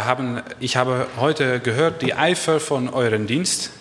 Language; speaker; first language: German; non-native, learner; Dutch